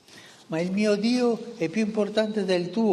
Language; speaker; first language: Italian; non-native, fluent; Spanish